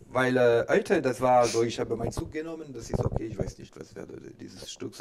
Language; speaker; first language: German; non-native, learner; French